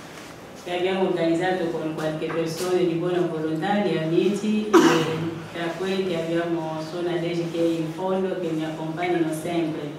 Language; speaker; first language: Italian; non-native, fluent; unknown